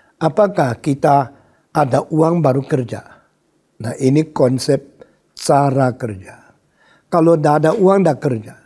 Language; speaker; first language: Indonesian; non-native, fluent; Min Nan Chinese